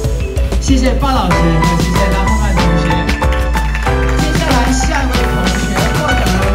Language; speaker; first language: Chinese; native; Chinese